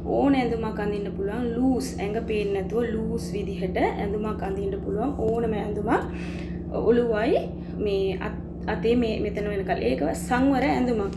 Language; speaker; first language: Sinhala; non-native, local second language; Tamil